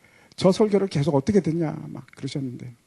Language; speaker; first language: Korean; native; Korean